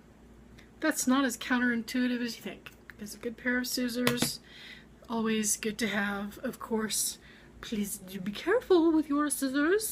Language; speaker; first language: English; native; English